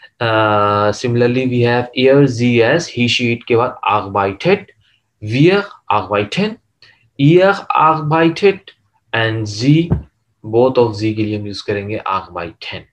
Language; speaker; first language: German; non-native, learner; Urdu